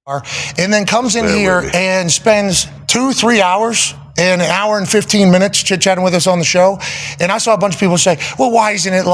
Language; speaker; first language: English; native; English